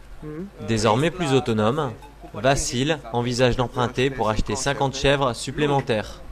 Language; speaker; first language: French; native; French